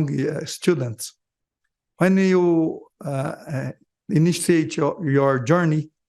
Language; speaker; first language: English; non-native, learner; Portuguese